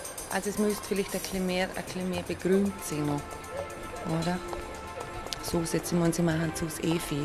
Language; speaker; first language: German; native; German